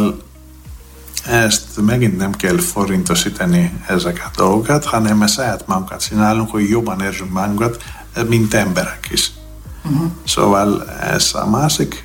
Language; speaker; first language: Hungarian; non-native, fluent; Greek